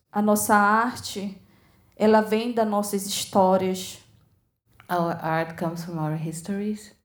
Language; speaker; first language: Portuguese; native; Portuguese